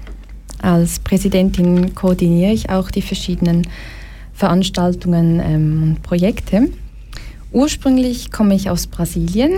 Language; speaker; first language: German; early bilingual, other home language; Portuguese